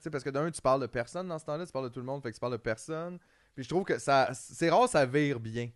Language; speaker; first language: French; native; French